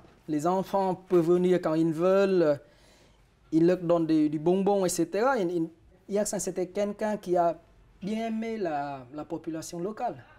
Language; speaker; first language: French; non-native, fluent; Vietnamese